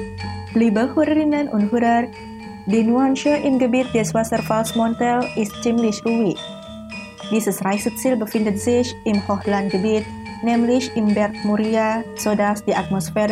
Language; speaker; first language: German; non-native, fluent; Indonesian